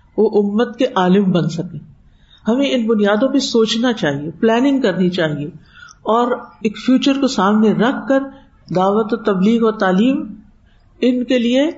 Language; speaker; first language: Urdu; native; Urdu